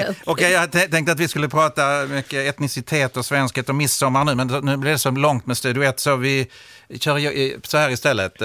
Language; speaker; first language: Swedish; native; Swedish